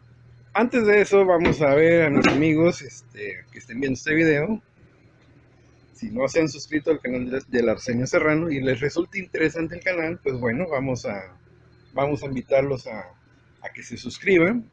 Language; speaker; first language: Spanish; native; Spanish